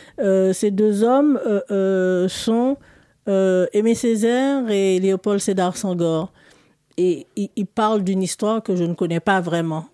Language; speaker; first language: French; native; French